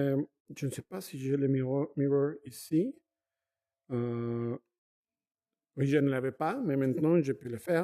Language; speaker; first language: French; non-native, fluent; Spanish